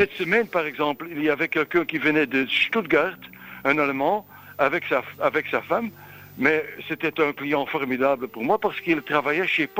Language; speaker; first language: French; non-native, local second language; Dutch